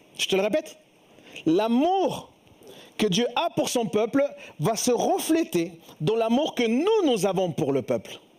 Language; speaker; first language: French; early bilingual, other home language; Spanish